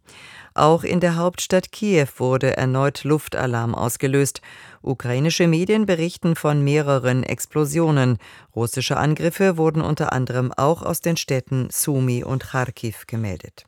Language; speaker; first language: German; native; German